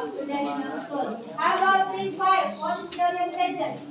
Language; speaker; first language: English; non-native, learner; Indonesian